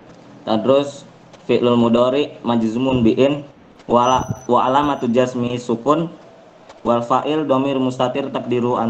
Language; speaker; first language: Arabic; non-native, learner; Indonesian